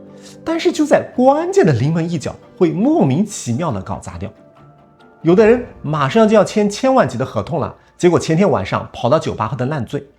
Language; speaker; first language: Chinese; native; Chinese